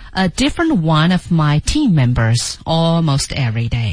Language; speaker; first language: English; non-native, fluent; Chinese